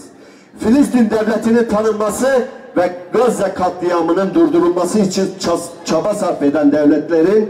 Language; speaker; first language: Turkish; native; Turkish